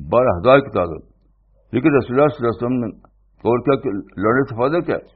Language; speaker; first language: Urdu; native; Urdu